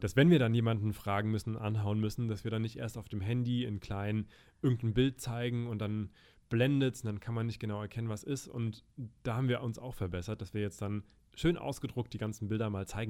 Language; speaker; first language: German; native; German